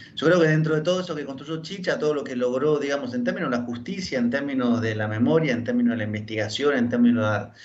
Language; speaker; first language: Spanish; early bilingual, heritage; French